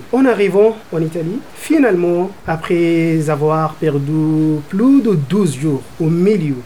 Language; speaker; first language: French; non-native, learner; Arabic